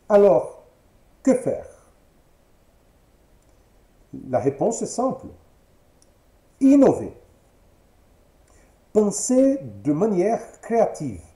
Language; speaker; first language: French; non-native, fluent; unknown